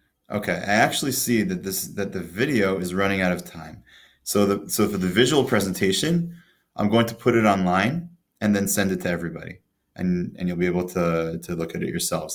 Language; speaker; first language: English; native; English